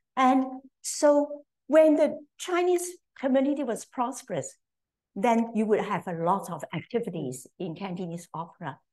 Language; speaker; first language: English; non-native, local second language; Cantonese